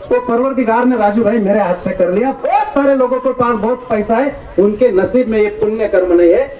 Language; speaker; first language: Hindi; non-native, local second language; Marathi